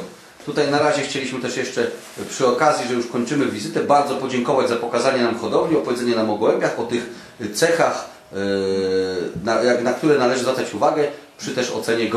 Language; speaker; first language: Polish; native; Polish